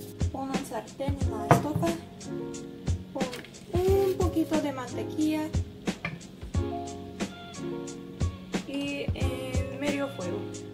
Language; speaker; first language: Spanish; non-native, learner; English